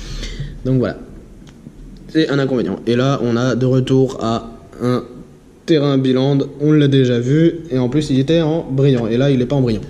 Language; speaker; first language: French; native; French